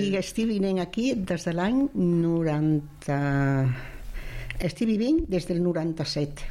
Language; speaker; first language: Catalan; non-native, local second language; Spanish